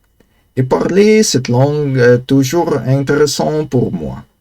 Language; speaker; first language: French; non-native, learner; Slovak